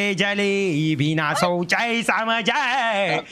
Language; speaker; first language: Hindi; non-native, local second language; Marathi